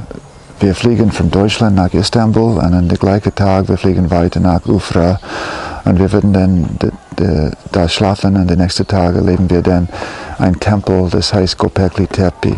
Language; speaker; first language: German; non-native, fluent; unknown